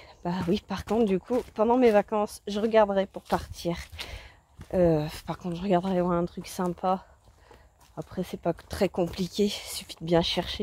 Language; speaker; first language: French; native; French